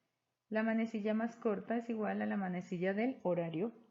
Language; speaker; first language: Spanish; native; Spanish